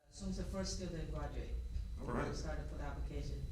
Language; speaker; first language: English; non-native, learner; Chinese